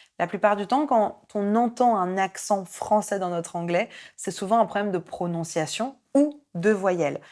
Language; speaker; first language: French; native; French